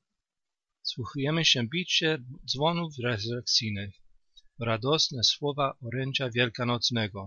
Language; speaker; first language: Polish; native; Polish